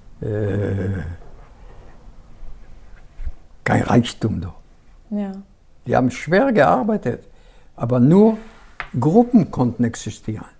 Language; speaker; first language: German; non-native, fluent; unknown